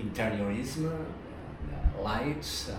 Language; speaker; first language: English; non-native, learner; Spanish